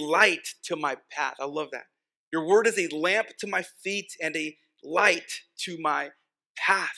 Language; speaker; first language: English; early bilingual, other home language; Spanish